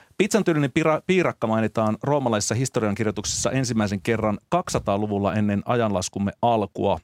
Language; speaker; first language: Finnish; native; Finnish